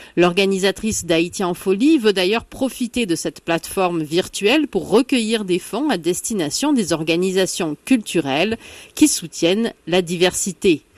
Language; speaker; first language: French; native; French